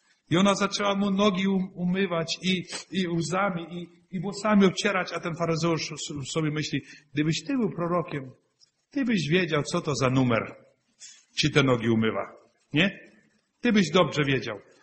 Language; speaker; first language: Polish; non-native, fluent; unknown